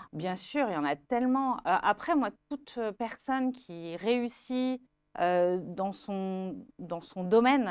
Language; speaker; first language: French; native; French